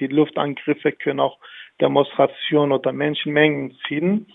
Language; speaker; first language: German; non-native, fluent; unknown